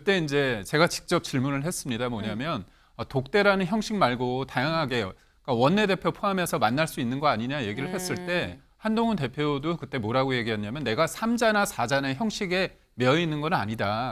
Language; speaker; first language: Korean; native; Korean